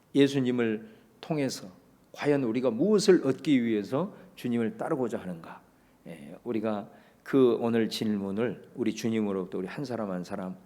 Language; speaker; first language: Korean; native; Korean